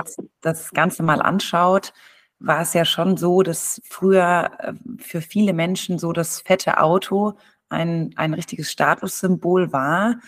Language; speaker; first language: German; native; German